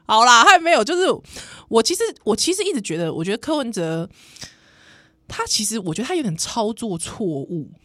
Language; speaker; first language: Chinese; native; Chinese